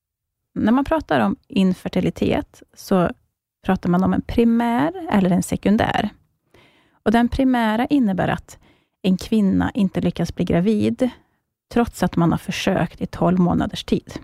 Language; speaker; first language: Swedish; native; Swedish